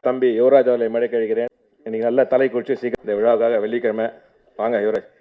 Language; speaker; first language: Tamil; native; Tamil